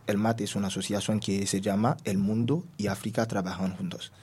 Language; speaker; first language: Spanish; non-native, learner; Haitian Creole